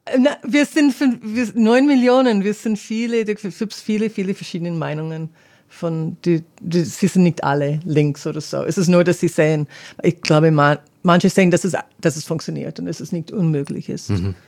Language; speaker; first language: German; non-native, learner; English